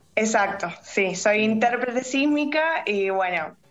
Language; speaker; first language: Spanish; native; Spanish